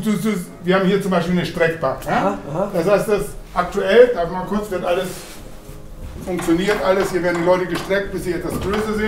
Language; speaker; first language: German; native; German